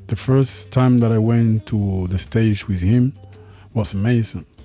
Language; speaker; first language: English; non-native, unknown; Spanish